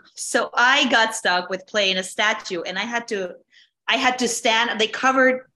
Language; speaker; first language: English; non-native, fluent; Spanish